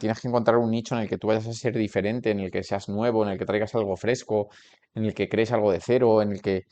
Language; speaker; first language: Spanish; native; Spanish